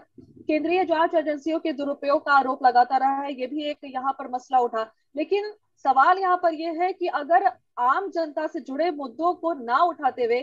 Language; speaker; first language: Hindi; native; Hindi